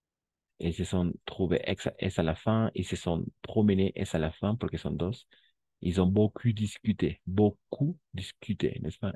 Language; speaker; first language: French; non-native, fluent; Spanish